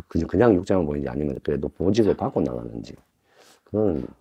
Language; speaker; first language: Korean; native; Korean